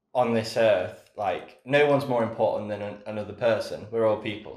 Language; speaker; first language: English; native; English